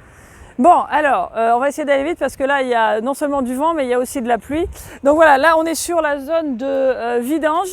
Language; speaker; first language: French; native; French